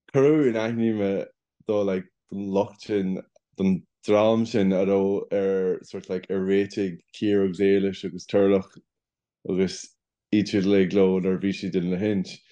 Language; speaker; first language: Irish; non-native, local second language; English